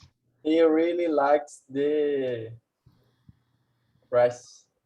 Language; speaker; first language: English; non-native, learner; Portuguese